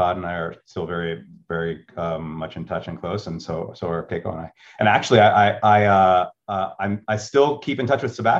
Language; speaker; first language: English; native; English